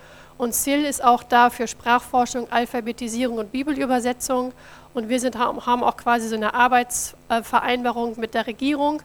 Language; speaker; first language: German; native; German